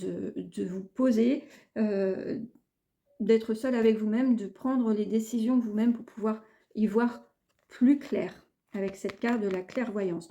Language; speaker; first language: French; native; French